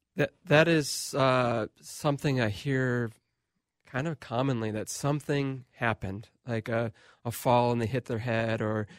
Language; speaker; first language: English; native; English